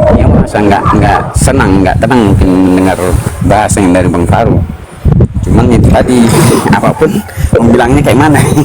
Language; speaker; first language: Indonesian; native; Indonesian